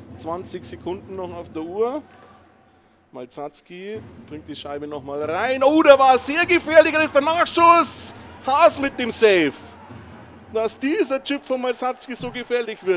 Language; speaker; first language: German; native; German